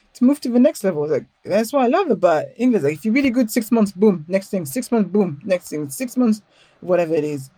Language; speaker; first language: English; non-native, fluent; French